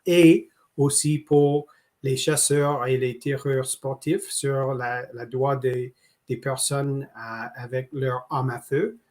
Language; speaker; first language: French; non-native, local second language; English